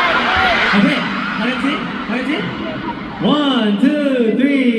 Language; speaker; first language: Korean; native; Korean